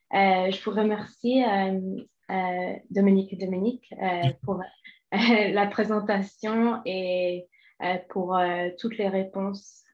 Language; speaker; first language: French; non-native, fluent; English